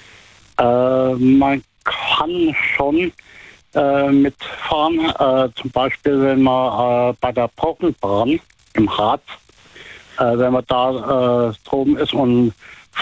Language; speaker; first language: German; native; German